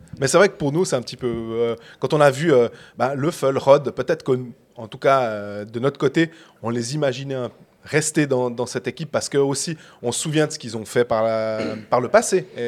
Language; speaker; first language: French; native; French